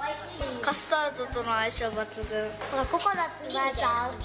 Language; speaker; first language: Japanese; native; Japanese